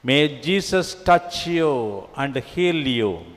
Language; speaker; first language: English; non-native, local second language; Tamil